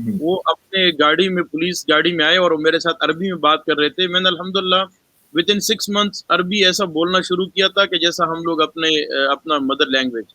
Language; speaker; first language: Urdu; non-native, local second language; Pashto